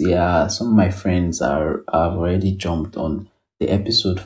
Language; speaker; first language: English; non-native, local second language; Yoruba